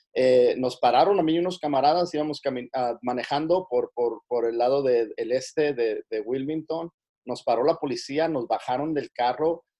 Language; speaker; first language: Spanish; early bilingual, heritage; Spanish